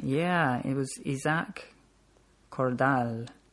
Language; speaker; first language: English; native; English